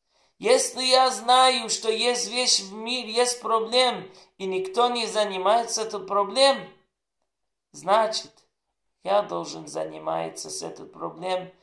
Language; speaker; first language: Russian; non-native, learner; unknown